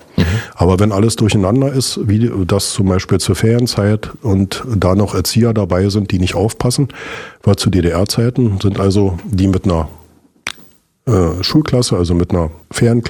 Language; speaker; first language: German; native; German